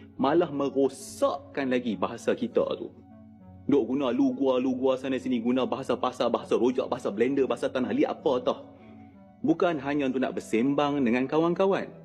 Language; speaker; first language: Malay; native; Malay